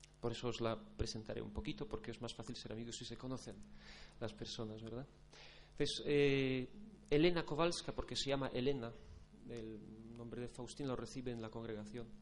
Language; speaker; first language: Spanish; non-native, fluent; Polish